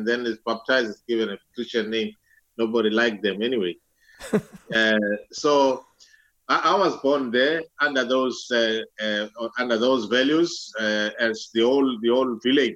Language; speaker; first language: English; non-native, local second language; Zulu